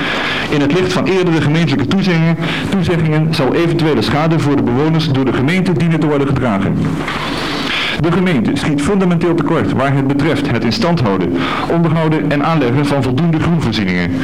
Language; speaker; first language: Dutch; native; Dutch